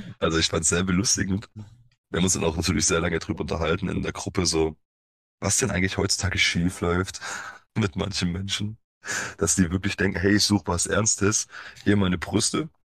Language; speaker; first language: German; early bilingual, other home language; Polish